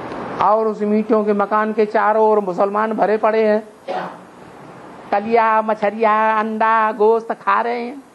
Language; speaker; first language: Hindi; native; Hindi